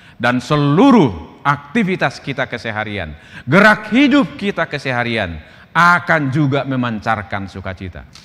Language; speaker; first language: Indonesian; non-native, local second language; Batak Toba